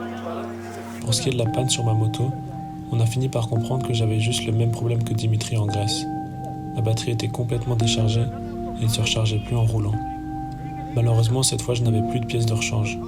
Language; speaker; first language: French; native; French